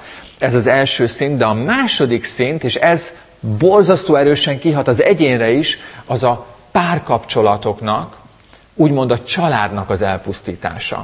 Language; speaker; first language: Hungarian; native; Hungarian